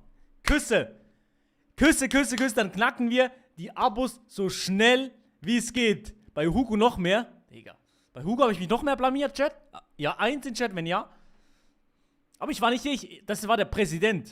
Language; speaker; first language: German; native; German